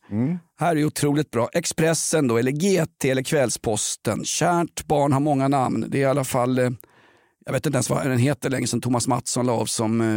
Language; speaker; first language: Swedish; native; Swedish